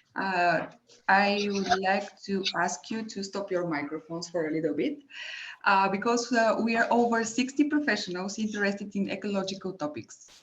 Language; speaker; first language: English; non-native, fluent; Bulgarian